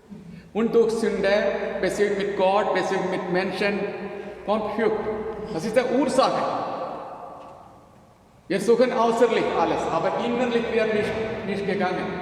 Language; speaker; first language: German; non-native, learner; Malayalam